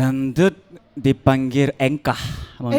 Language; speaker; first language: Indonesian; non-native, learner; Japanese